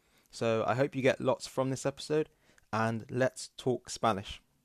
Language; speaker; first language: English; native; English